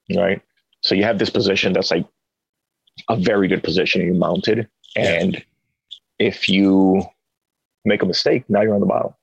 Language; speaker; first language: English; early bilingual, other home language; Spanish